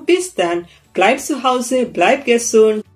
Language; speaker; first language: German; non-native, learner; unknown